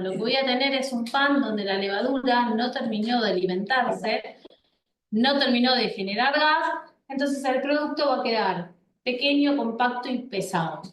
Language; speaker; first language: Spanish; native; Spanish